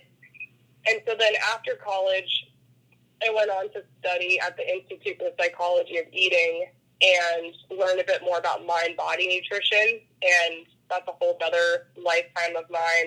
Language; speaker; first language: English; native; English